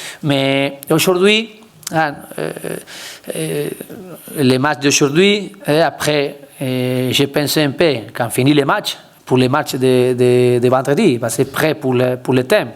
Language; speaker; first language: French; non-native, learner; Spanish